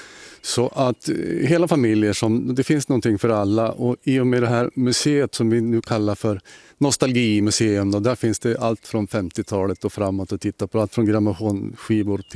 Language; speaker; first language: Swedish; native; Swedish